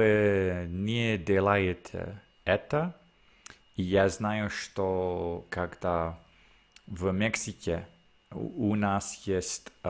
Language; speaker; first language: Russian; non-native, learner; Spanish